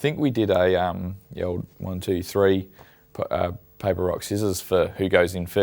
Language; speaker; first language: English; native; English